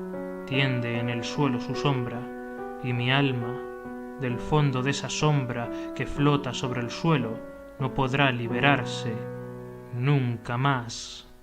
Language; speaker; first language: Spanish; native; Spanish